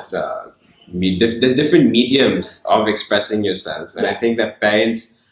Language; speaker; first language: English; non-native, local second language; Urdu